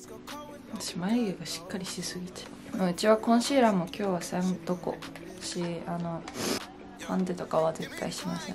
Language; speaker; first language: Japanese; native; Japanese